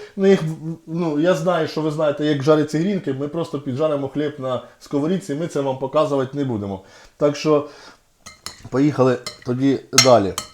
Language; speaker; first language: Ukrainian; non-native, local second language; Russian